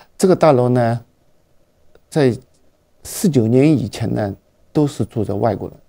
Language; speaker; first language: Chinese; native; Chinese